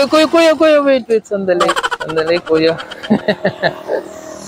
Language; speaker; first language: Filipino; non-native, learner; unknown